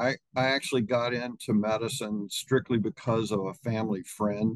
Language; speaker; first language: English; native; English